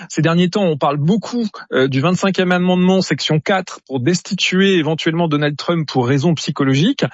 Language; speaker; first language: French; native; French